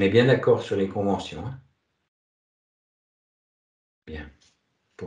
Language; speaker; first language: French; native; French